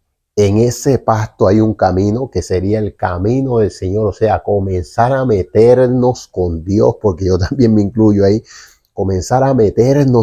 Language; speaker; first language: Spanish; native; Spanish